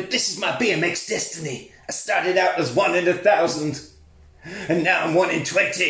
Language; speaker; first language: English; native; English